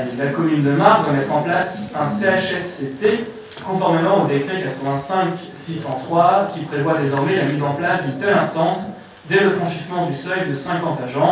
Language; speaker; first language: French; native; French